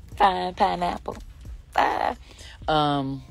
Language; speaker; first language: English; native; English